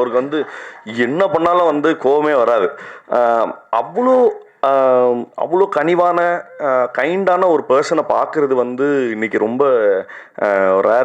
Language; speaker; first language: Tamil; native; Tamil